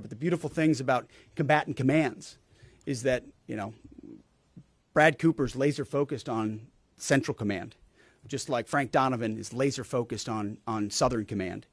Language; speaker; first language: English; native; English